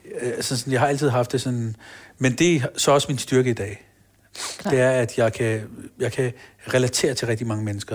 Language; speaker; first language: Danish; early bilingual, other home language; Urdu